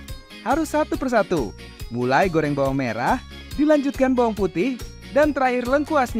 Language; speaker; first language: Indonesian; native; Indonesian